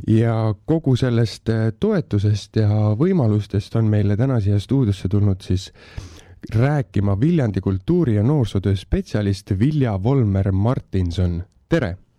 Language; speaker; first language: Estonian; native; Estonian